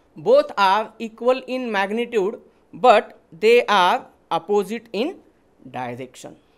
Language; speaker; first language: English; non-native, local second language; Marathi